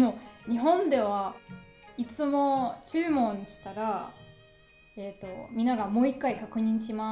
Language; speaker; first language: Japanese; non-native, learner; German